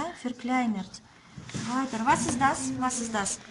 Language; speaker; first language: German; non-native, fluent; Russian